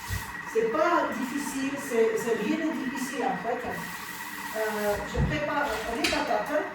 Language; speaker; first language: French; non-native, fluent; Armenian